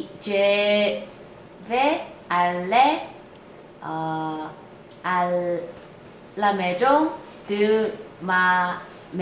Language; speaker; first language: French; non-native, learner; Korean